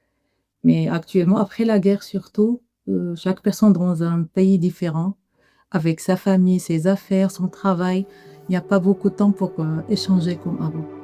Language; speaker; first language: French; non-native, learner; Arabic